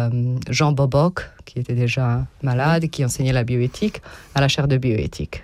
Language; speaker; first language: French; non-native, fluent; Serbian